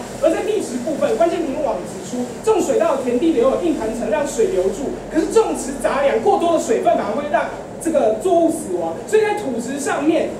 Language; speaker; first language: Chinese; native; Chinese